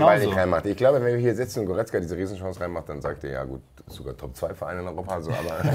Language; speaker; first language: German; native; German